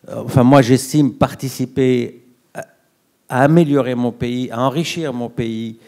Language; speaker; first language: French; non-native, local second language; Arabic